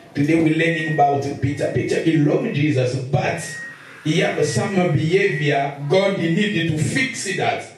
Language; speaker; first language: English; non-native, learner; Lingala